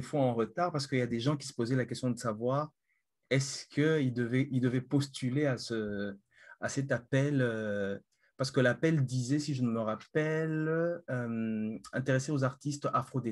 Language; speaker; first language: French; non-native, local second language; Lingala